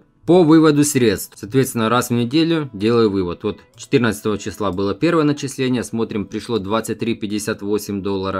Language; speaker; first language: Russian; native; Russian